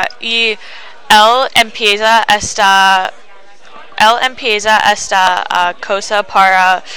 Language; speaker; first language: Spanish; non-native, learner; English